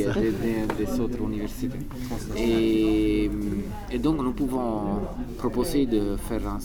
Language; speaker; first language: French; non-native, learner; Italian